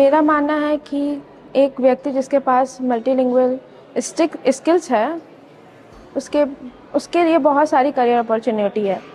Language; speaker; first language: Hindi; native; Hindi